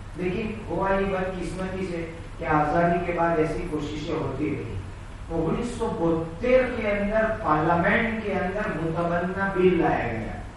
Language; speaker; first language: Urdu; native; Urdu